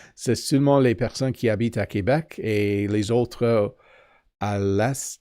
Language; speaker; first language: French; non-native, learner; English